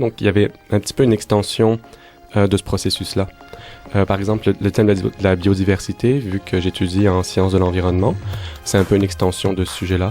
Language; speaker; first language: French; native; French